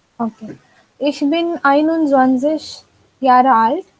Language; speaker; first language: German; non-native, learner; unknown